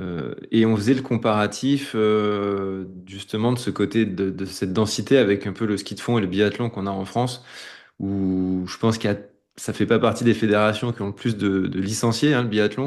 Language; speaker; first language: French; native; French